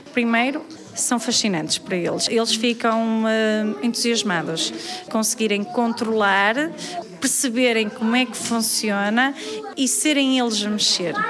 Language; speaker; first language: Portuguese; native; Portuguese